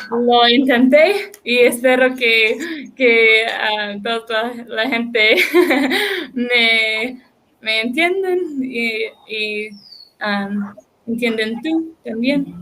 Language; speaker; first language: Spanish; non-native, learner; English